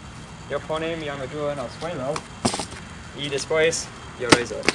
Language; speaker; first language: Spanish; non-native, learner; English